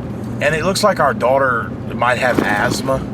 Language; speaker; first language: English; native; English